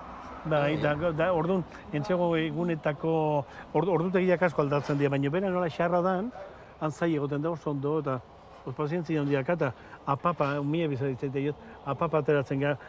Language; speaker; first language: Basque; native; Basque